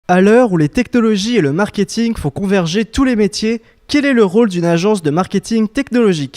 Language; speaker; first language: French; native; French